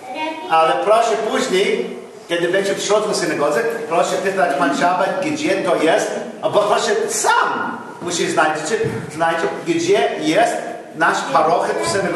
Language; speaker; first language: Polish; non-native, learner; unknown